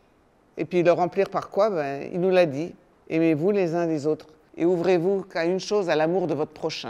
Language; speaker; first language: French; native; French